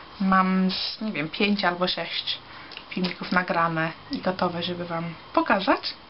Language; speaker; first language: Polish; early bilingual, heritage; Polish